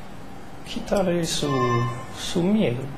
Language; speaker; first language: Spanish; non-native, learner; French